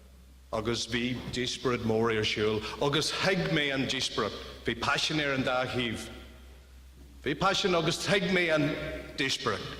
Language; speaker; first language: Irish; non-native, learner; English